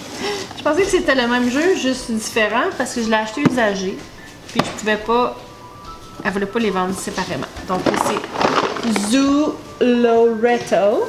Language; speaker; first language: French; native; French